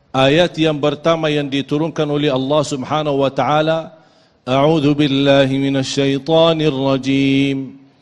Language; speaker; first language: Malay; non-native, fluent; Arabic